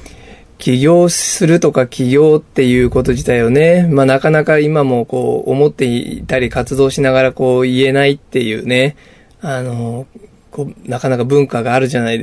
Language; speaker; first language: Japanese; native; Japanese